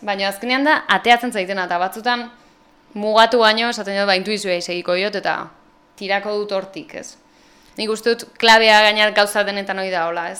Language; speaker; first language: Basque; native; Basque